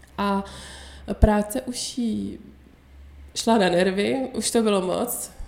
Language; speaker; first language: Czech; native; Czech